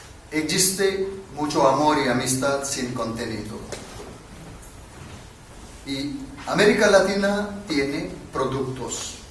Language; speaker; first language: Spanish; non-native, learner; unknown